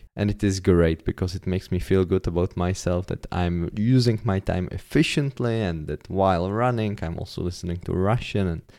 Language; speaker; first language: English; non-native, fluent; Czech